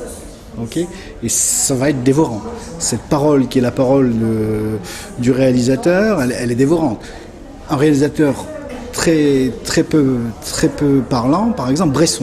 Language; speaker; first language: French; native; French